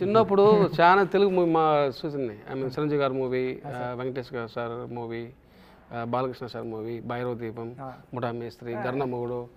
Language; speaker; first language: Telugu; non-native, learner; Tamil